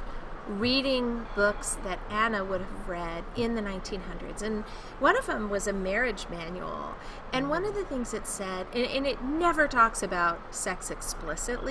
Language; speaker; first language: English; native; English